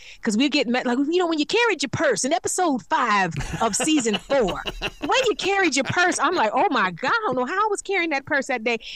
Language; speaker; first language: English; native; English